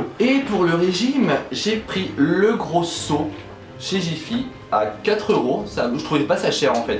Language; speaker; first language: French; native; French